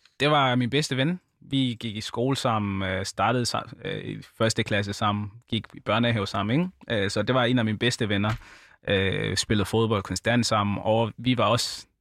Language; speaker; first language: Danish; early bilingual, other home language; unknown